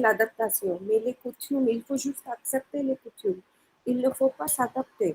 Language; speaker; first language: French; non-native, fluent; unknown